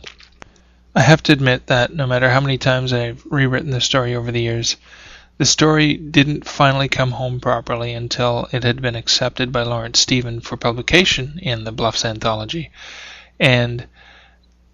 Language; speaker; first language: English; native; English